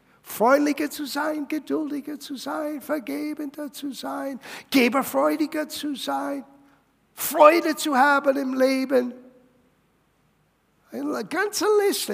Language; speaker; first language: German; non-native, fluent; English